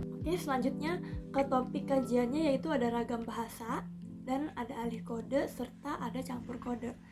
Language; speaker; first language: Indonesian; native; Indonesian